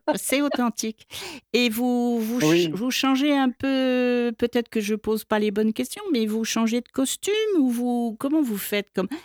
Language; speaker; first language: French; native; French